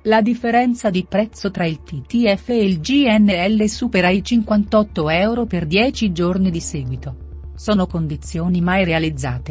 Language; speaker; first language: Italian; native; Italian